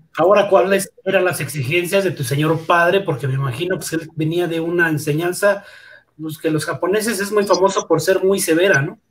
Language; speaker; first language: Spanish; native; Spanish